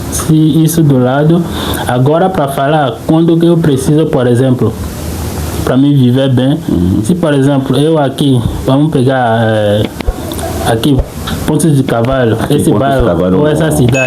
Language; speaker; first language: Portuguese; non-native, fluent; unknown